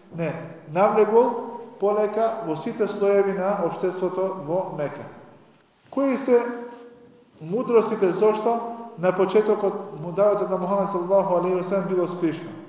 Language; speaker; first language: Macedonian; non-native, local second language; Albanian